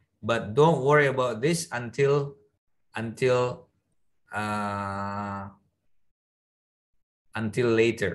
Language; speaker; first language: English; non-native, fluent; Indonesian